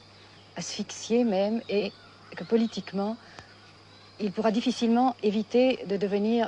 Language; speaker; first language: French; native; French